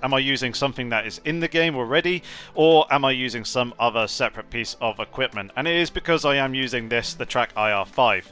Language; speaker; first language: English; native; English